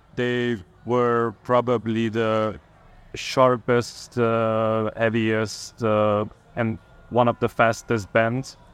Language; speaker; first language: English; non-native, fluent; Hungarian